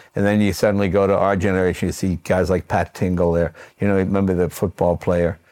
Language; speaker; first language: English; native; English